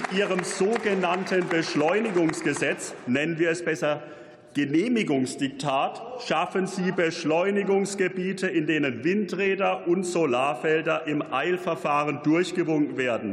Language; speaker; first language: German; native; German